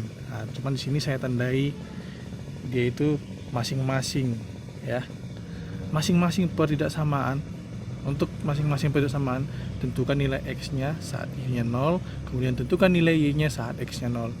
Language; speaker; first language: Indonesian; native; Indonesian